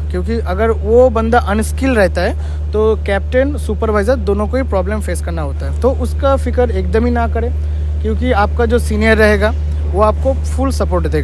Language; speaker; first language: Hindi; non-native, local second language; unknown